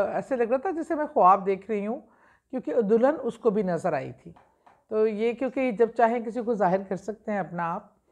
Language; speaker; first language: Urdu; native; Urdu